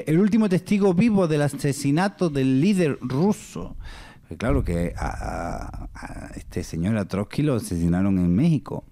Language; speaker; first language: Spanish; native; Spanish